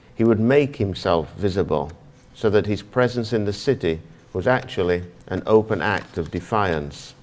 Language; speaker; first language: English; native; English